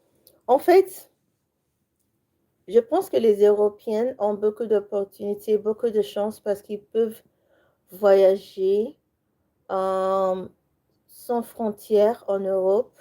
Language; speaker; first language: French; non-native, learner; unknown